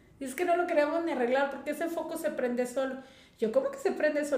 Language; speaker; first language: Spanish; native; Spanish